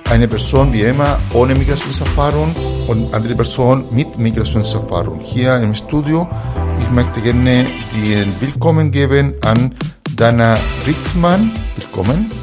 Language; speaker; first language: German; non-native, fluent; Spanish